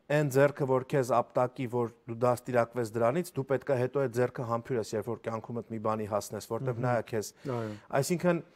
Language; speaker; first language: Armenian; native; Armenian